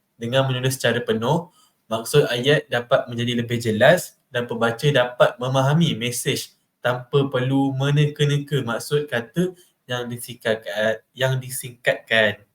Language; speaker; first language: Malay; native; Malay